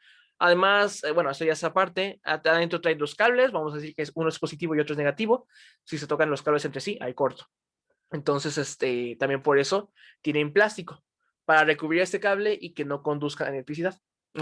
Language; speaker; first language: Spanish; native; Spanish